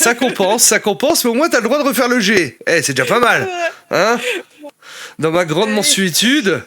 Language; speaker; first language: French; native; French